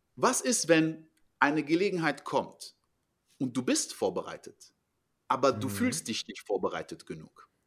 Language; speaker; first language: German; non-native, fluent; French